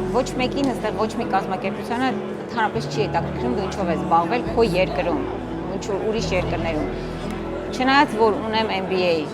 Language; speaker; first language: Armenian; native; Armenian